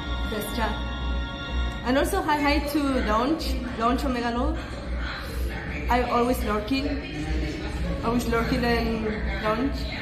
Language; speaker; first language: English; non-native, fluent; Spanish